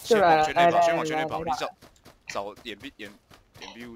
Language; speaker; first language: Chinese; native; Chinese